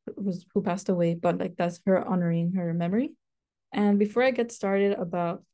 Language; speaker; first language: English; native; English